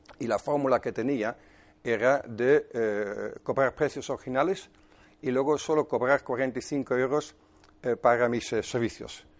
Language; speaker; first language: Spanish; non-native, fluent; Dutch